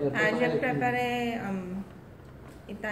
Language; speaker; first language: French; non-native, learner; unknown